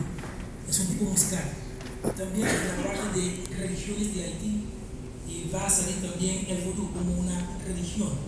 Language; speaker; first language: Spanish; non-native, fluent; Haitian Creole